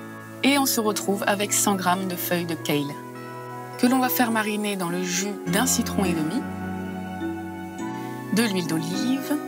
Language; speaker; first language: French; native; French